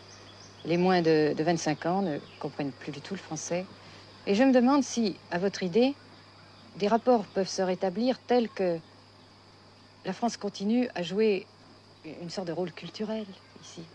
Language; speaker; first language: French; native; French